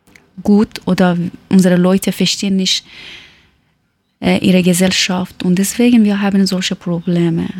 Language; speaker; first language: German; non-native, learner; Persian